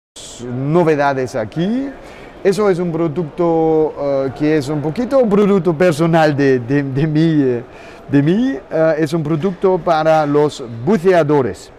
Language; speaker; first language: Spanish; non-native, learner; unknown